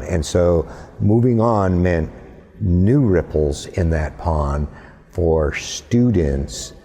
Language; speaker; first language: English; native; English